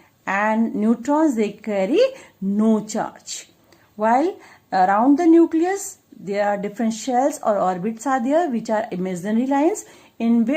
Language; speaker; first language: English; non-native, local second language; Hindi